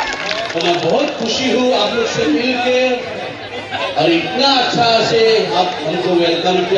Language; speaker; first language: Hindi; non-native, local second language; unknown